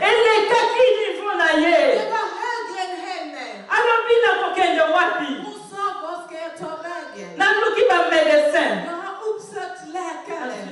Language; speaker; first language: Swedish; non-native, fluent; Lingala